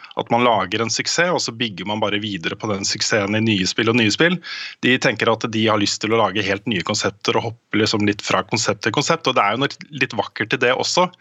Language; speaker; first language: Norwegian; native; Norwegian